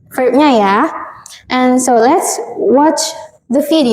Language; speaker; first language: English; non-native, fluent; Indonesian